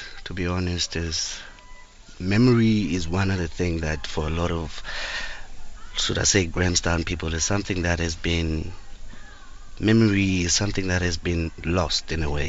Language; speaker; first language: English; non-native, local second language; Xhosa